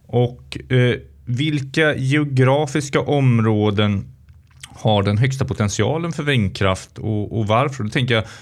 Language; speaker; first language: Swedish; native; Swedish